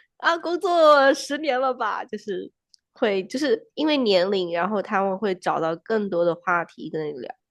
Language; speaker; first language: Chinese; native; Chinese